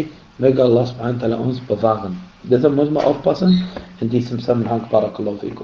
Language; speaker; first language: German; non-native, fluent; Arabic